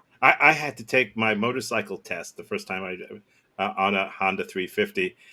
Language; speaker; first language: English; native; English